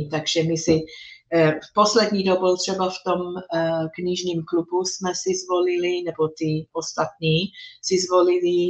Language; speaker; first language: Czech; non-native, fluent; English